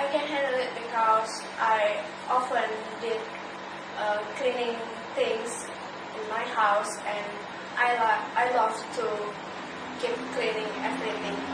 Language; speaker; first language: English; non-native, learner; Indonesian